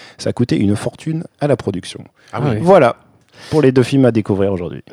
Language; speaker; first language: French; native; French